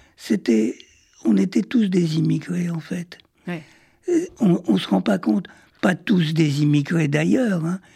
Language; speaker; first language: French; early bilingual, other home language; Arabic